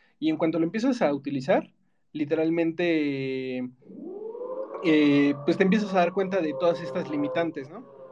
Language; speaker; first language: Spanish; native; Spanish